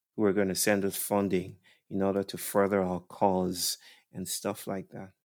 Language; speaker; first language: English; non-native, local second language; Yoruba